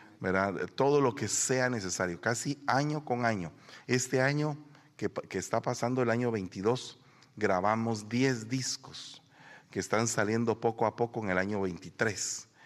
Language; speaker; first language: Spanish; native; Spanish